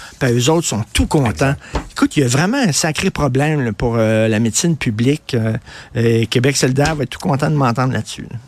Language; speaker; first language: French; native; French